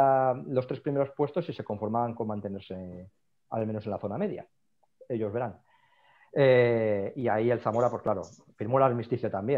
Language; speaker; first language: Spanish; native; Spanish